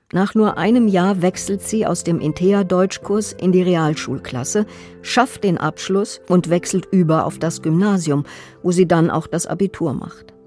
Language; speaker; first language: German; native; German